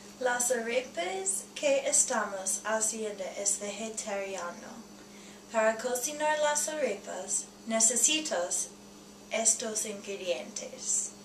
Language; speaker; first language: Spanish; non-native, learner; English